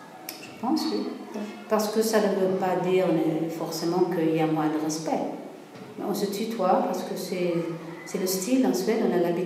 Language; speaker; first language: French; non-native, fluent; Swedish